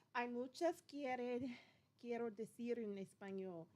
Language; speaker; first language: Spanish; non-native, learner; English